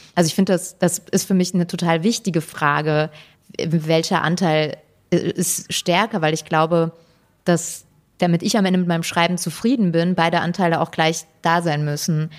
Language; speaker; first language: German; native; German